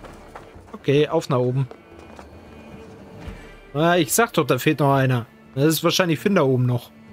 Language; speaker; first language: German; native; German